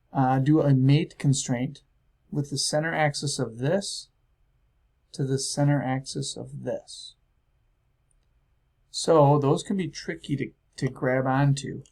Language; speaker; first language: English; native; English